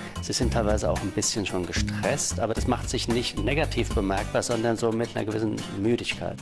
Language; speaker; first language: German; native; German